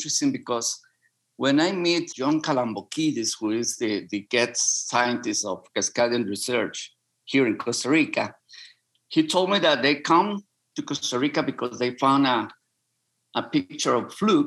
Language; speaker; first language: English; non-native, learner; Spanish